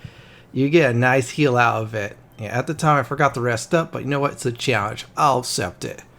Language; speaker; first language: English; native; English